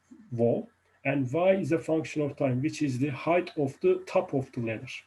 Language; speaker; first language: English; non-native, fluent; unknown